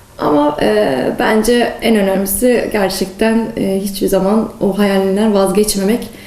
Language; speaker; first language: Turkish; early bilingual, heritage; Turkish